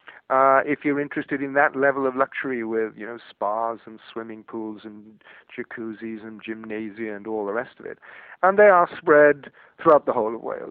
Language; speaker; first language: English; non-native, local second language; Welsh